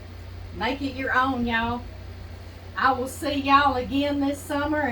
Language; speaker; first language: English; native; English